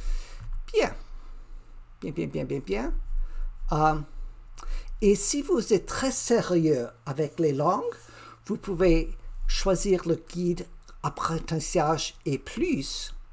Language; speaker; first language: French; non-native, learner; English